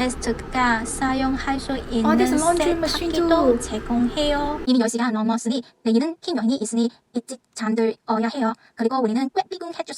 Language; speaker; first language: Korean; non-native, learner; Cantonese